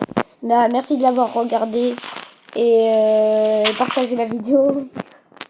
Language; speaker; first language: French; native; French